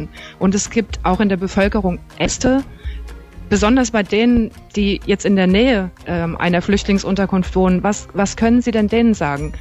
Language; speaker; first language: German; native; German